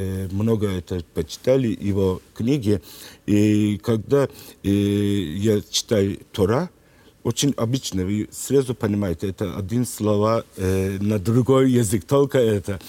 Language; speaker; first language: Russian; non-native, learner; Turkish